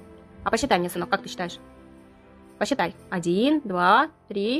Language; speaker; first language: Russian; native; Russian